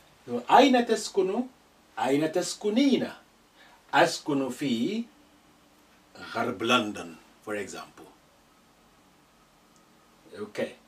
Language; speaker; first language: Arabic; non-native, fluent; English